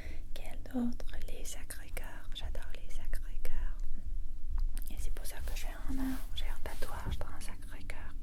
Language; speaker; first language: French; non-native, fluent; English